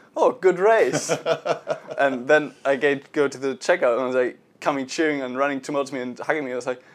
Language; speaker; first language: English; non-native, fluent; German